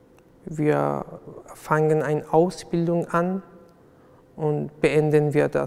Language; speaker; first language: German; non-native, fluent; Persian